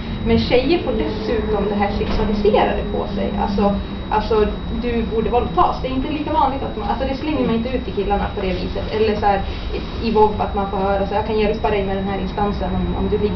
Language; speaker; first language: Swedish; native; Swedish